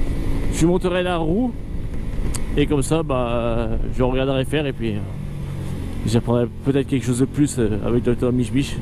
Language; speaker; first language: French; native; French